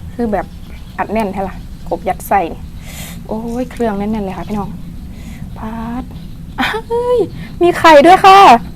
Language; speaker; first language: Thai; non-native, local second language; Northern Khmer